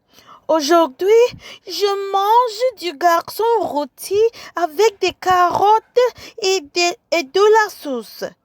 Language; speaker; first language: French; non-native, fluent; English